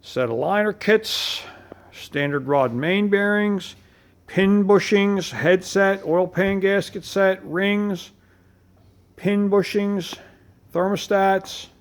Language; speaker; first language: English; native; English